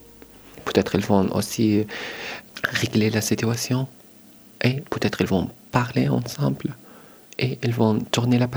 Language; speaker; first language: French; non-native, learner; Arabic